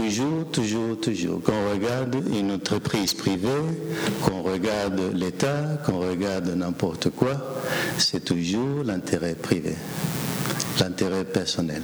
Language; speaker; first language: French; non-native, fluent; Spanish